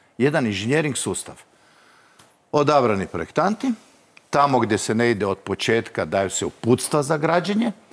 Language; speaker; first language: Croatian; native; Croatian